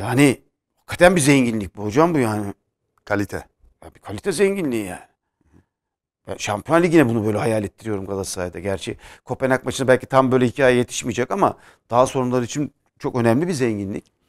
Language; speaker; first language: Turkish; native; Turkish